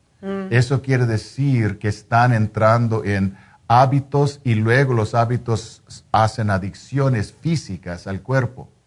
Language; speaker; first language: Spanish; non-native, fluent; English